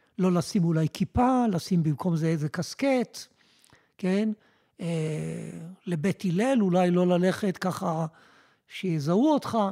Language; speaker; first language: Hebrew; early bilingual, other home language; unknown